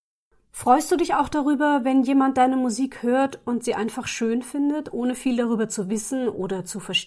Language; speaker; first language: German; native; German